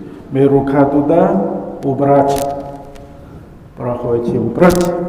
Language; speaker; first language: Russian; non-native, learner; Chinese